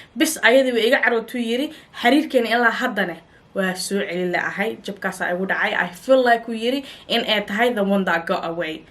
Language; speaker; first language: Somali; early bilingual, heritage; Somali